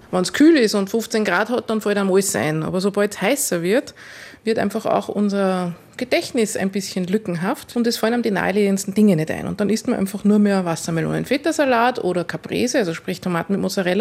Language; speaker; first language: German; native; German